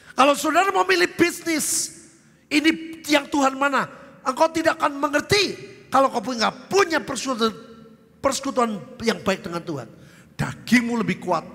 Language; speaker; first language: Indonesian; native; Indonesian